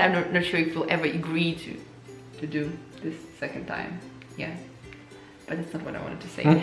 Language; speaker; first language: English; non-native, fluent; Russian